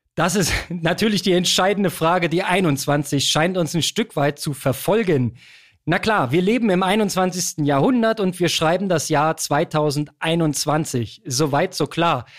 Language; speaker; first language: German; native; German